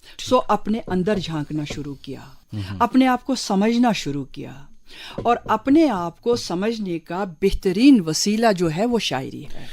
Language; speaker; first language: Urdu; non-native, local second language; Kashmiri